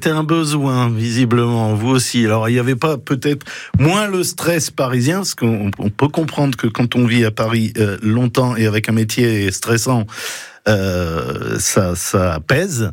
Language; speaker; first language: French; native; French